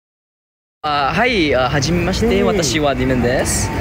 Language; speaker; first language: Japanese; non-native, learner; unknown